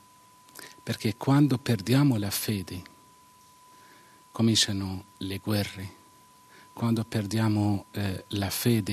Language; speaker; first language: Italian; non-native, fluent; Arabic